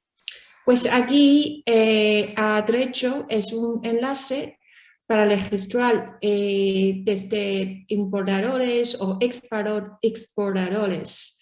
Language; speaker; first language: Spanish; non-native, learner; Chinese